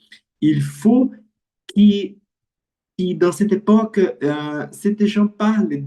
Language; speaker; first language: French; non-native, learner; Portuguese